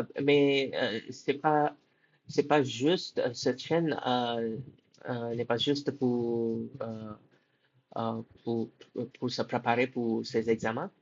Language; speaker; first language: French; non-native, fluent; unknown